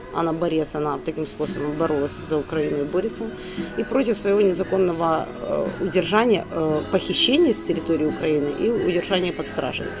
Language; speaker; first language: Russian; non-native, local second language; Ukrainian